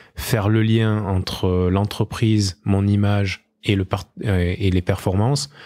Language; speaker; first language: French; native; French